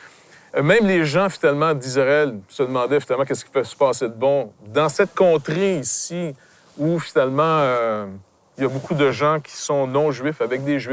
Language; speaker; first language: French; native; French